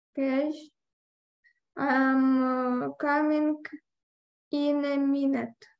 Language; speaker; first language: English; non-native, learner; Ukrainian